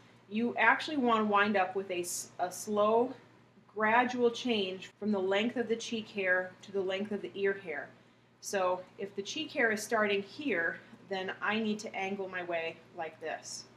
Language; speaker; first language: English; native; English